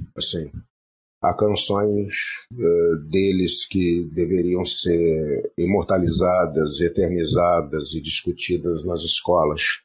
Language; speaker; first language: Portuguese; early bilingual, other home language; French